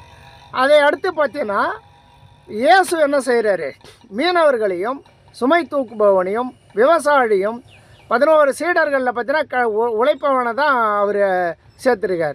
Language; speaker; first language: Tamil; native; Tamil